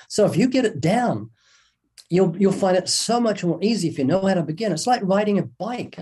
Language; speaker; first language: English; native; English